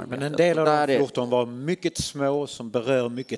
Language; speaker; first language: Swedish; native; Swedish